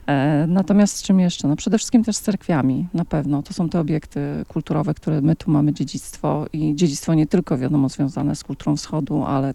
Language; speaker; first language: Polish; native; Polish